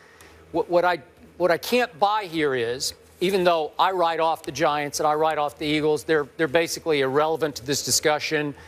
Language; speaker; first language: English; native; English